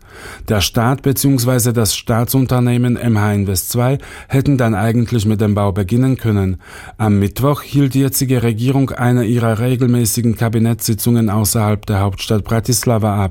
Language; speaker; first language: German; native; German